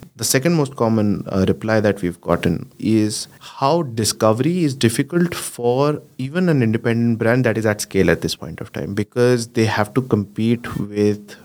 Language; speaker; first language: English; non-native, local second language; Gujarati